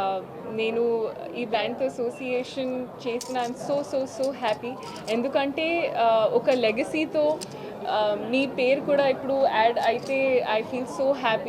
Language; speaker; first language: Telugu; non-native, learner; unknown